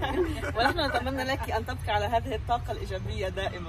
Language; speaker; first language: Arabic; early bilingual, other home language; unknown